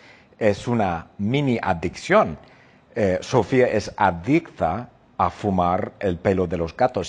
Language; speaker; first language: Spanish; non-native, fluent; English